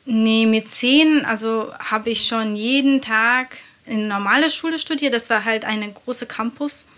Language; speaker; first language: German; non-native, fluent; Latvian